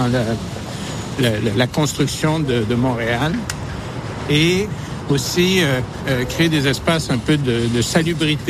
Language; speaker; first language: French; native; French